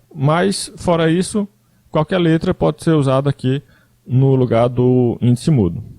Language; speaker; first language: Portuguese; native; Portuguese